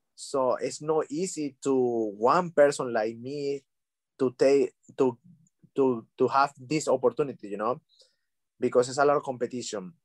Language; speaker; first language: English; non-native, learner; Spanish